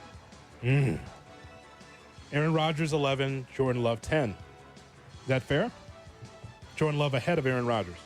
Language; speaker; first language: English; native; English